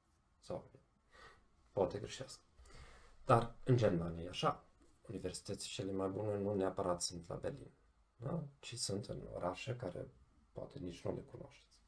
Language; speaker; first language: Romanian; non-native, fluent; German